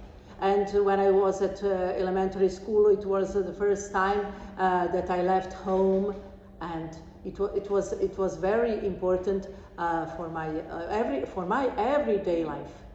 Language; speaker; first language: English; non-native, fluent; Serbian